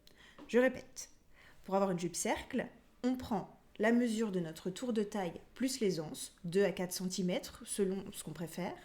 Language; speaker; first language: French; native; French